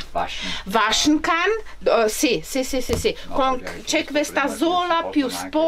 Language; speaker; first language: Italian; non-native, learner; Czech